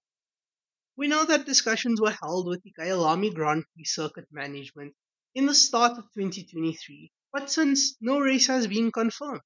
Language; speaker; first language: English; native; English